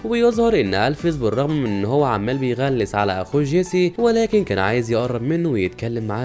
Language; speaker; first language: Arabic; native; Arabic